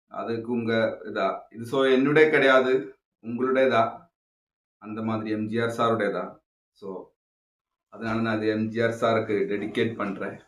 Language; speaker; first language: Tamil; non-native, local second language; Malayalam